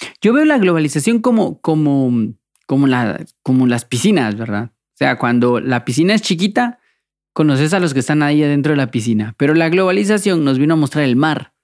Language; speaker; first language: Spanish; native; Spanish